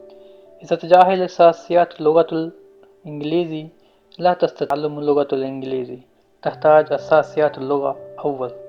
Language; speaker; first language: Arabic; non-native, learner; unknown